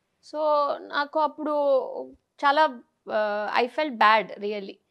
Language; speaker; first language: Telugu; non-native, local second language; Tamil